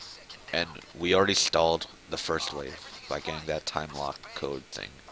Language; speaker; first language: English; native; English